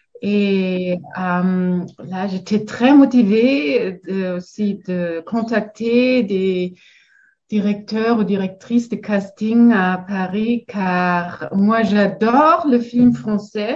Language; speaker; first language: French; non-native, fluent; German